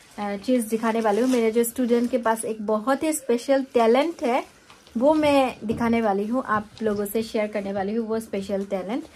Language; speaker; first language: Hindi; non-native, local second language; Bangla